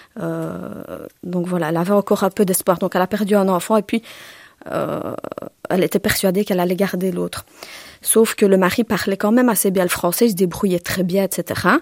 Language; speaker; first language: French; early bilingual, other home language; Turkish